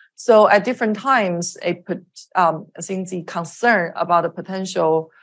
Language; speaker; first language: English; non-native, fluent; Chinese